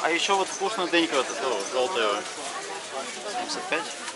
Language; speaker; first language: Russian; native; Russian